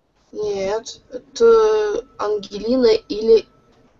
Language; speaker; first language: Russian; native; Russian